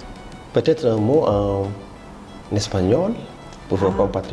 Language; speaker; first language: French; native; French